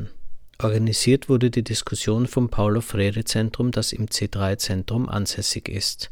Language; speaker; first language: German; native; German